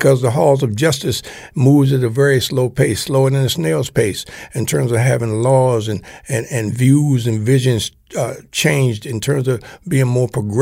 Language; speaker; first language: English; native; English